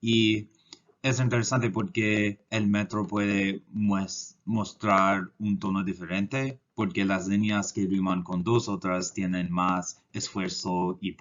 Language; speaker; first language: Spanish; non-native, learner; English